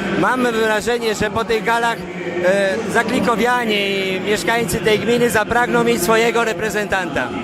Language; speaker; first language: Polish; native; Polish